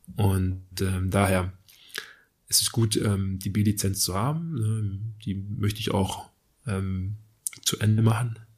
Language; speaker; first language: German; early bilingual, other home language; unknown